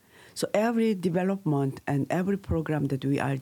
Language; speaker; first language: English; non-native, learner; Korean